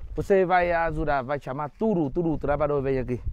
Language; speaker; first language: Portuguese; non-native, learner; Vietnamese